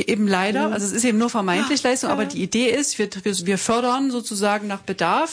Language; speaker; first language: German; native; German